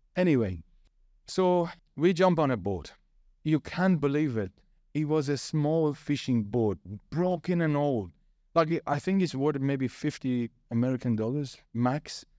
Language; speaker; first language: English; non-native, fluent; Persian